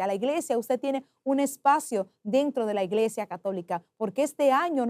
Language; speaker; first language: Spanish; native; Spanish